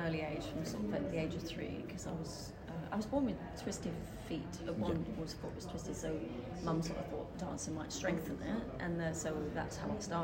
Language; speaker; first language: English; native; English